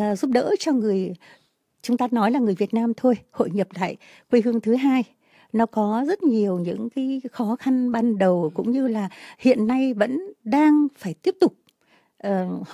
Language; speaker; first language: Vietnamese; native; Vietnamese